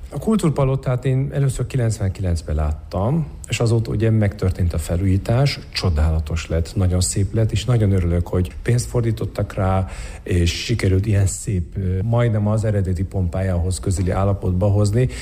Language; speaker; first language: Hungarian; non-native, fluent; Turkish